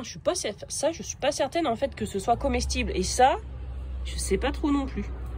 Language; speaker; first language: French; native; French